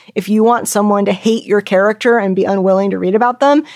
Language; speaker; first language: English; native; English